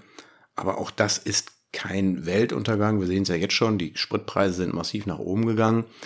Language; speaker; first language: German; native; German